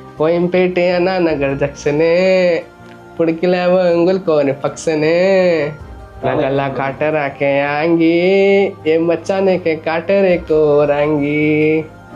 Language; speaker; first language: Tamil; non-native, learner; Nepali